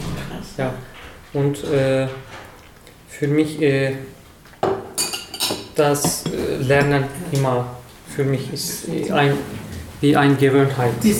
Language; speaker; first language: German; non-native, learner; Turkish